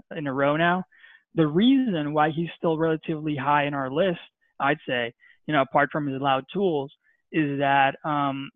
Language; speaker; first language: English; non-native, fluent; Spanish